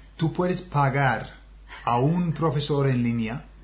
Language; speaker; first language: Spanish; non-native, fluent; English